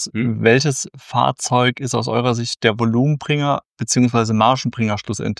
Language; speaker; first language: German; native; German